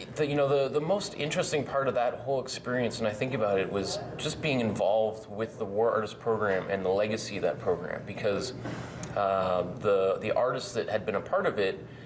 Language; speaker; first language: English; native; English